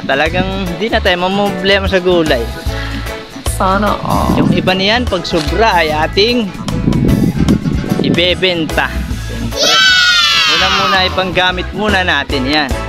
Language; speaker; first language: Filipino; native; Filipino